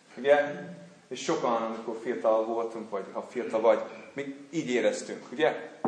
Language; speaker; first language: Hungarian; non-native, fluent; English